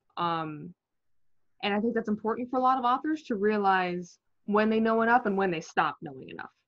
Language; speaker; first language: English; native; English